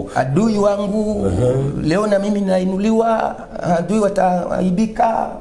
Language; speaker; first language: Swahili; non-native, local second language; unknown